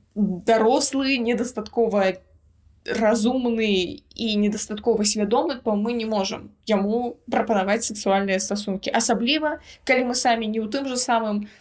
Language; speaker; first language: Belarusian; non-native, local second language; Russian